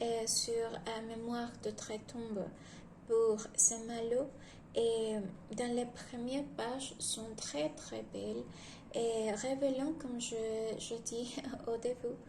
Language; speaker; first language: French; non-native, learner; Spanish